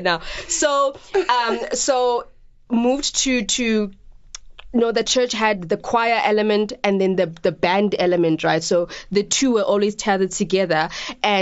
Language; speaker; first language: English; non-native, local second language; Tswana